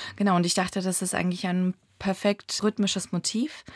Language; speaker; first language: German; early bilingual, other home language; Russian